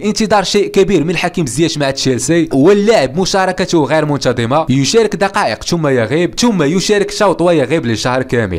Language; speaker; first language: Arabic; native; Arabic